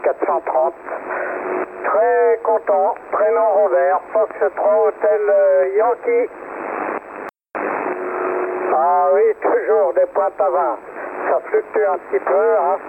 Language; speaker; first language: French; native; French